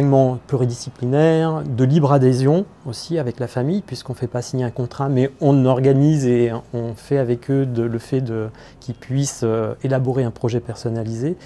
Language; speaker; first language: French; native; French